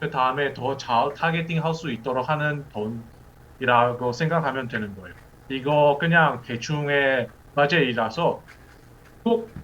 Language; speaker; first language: Korean; early bilingual, heritage; English